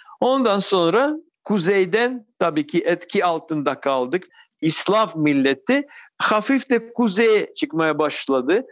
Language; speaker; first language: Turkish; non-native, fluent; Russian